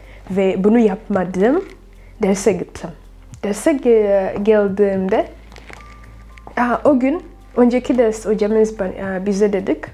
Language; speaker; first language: Turkish; non-native, fluent; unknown